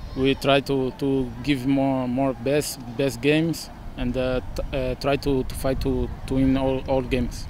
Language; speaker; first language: English; non-native, learner; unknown